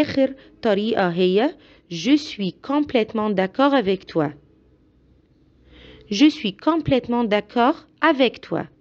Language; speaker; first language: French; non-native, fluent; Arabic